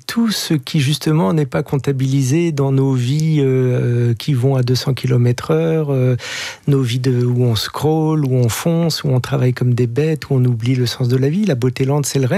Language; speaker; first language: French; native; French